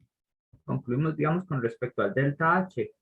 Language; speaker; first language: Spanish; native; Spanish